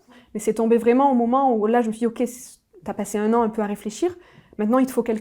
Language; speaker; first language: French; native; French